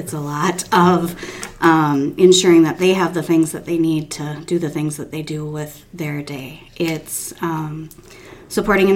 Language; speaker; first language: English; native; English